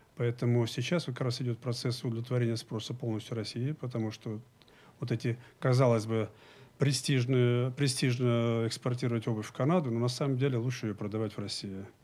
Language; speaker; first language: Russian; native; Russian